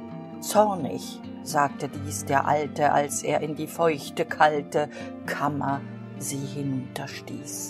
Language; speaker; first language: German; native; German